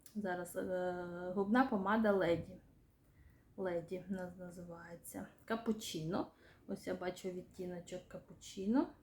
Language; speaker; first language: Ukrainian; non-native, local second language; Russian